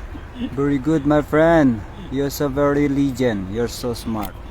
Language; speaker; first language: English; non-native, local second language; Filipino